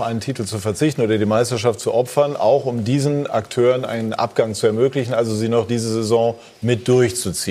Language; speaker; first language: German; native; German